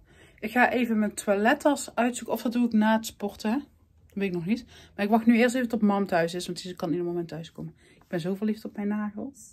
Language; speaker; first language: Dutch; native; Dutch